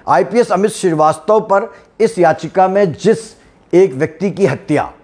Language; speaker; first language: Hindi; native; Hindi